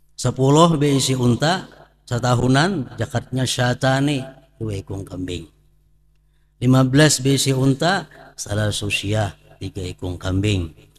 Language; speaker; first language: Indonesian; non-native, local second language; Banjar